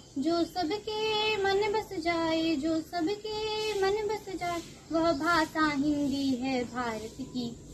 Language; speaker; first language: Hindi; native; Hindi